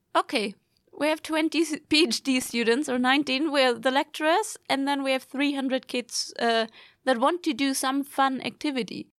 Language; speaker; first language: English; non-native, fluent; German